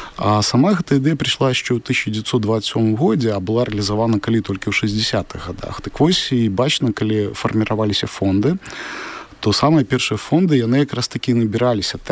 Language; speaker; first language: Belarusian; non-native, local second language; Russian